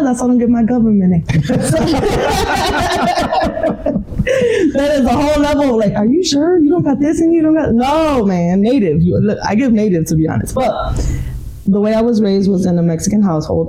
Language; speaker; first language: English; native; English